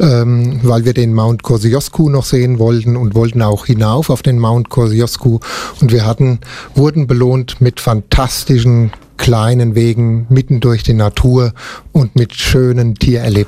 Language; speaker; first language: German; native; German